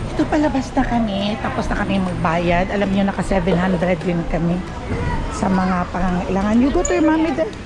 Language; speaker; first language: Filipino; non-native, local second language; Cebuano